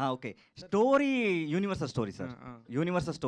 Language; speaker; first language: Telugu; non-native, learner; Kannada